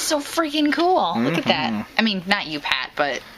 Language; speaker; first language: English; native; English